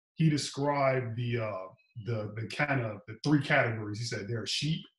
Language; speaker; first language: English; native; English